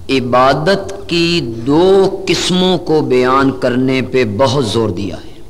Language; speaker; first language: Urdu; non-native, local second language; Punjabi